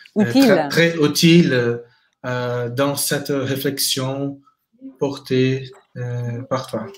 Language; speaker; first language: French; non-native, fluent; Portuguese